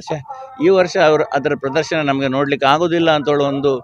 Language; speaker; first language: Kannada; native; Kannada